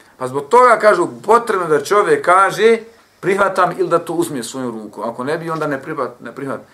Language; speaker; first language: Bosnian; native; Bosnian